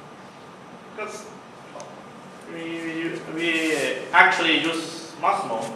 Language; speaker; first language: English; non-native, learner; Thai